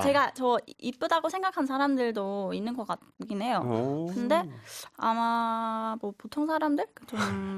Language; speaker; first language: Korean; non-native, fluent; German